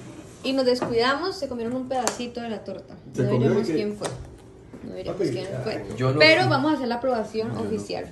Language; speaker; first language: Spanish; native; Spanish